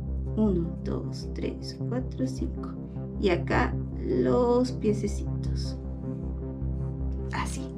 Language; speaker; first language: Spanish; native; Spanish